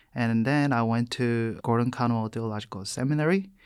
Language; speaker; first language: English; non-native, fluent; Korean